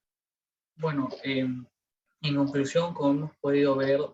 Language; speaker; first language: Spanish; native; Spanish